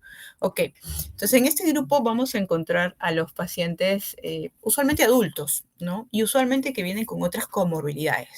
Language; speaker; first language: Spanish; native; Spanish